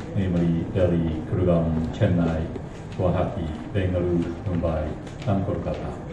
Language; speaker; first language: English; non-native, fluent; Japanese